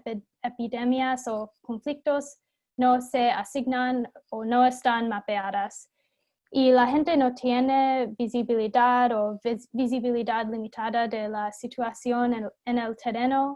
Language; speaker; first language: Spanish; non-native, fluent; English